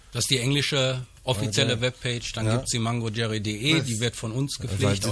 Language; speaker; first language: German; native; German